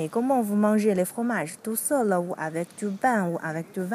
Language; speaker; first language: French; non-native, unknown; Chinese